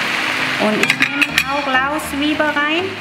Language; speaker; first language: German; non-native, learner; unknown